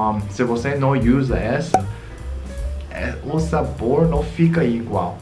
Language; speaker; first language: Portuguese; non-native, learner; Korean